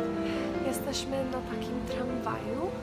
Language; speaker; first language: Polish; early bilingual, heritage; English